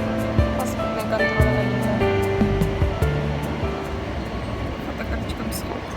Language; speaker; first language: Russian; non-native, local second language; Kazakh